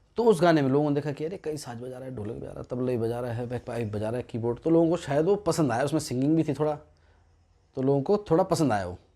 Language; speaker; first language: Hindi; non-native, local second language; Garhwali